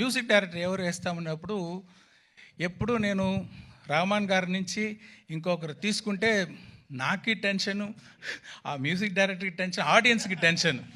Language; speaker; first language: Telugu; non-native, fluent; Tamil